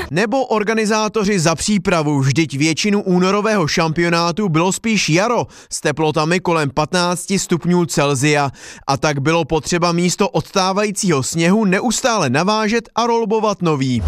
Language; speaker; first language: Czech; native; Czech